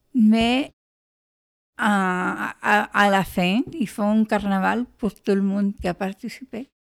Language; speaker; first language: French; non-native, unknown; Spanish